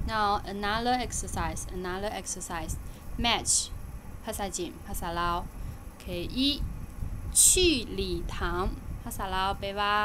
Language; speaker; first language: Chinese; non-native, fluent; Lao